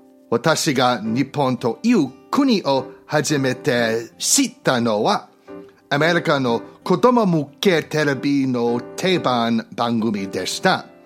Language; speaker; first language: Japanese; non-native, learner; English